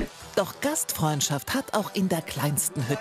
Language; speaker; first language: German; native; German